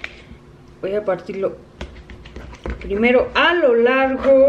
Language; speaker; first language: Spanish; native; Spanish